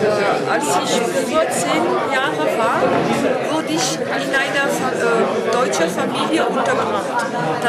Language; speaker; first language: German; non-native, fluent; French